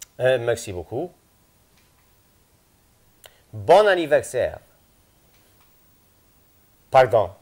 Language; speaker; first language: French; non-native, fluent; Arabic